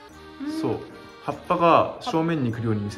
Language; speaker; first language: Japanese; native; Japanese